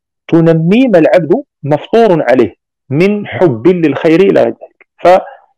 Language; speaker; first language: Arabic; native; Arabic